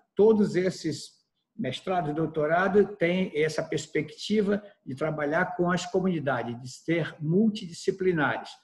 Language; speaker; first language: Portuguese; native; Portuguese